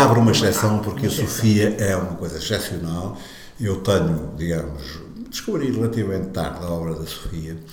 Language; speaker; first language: Portuguese; native; Portuguese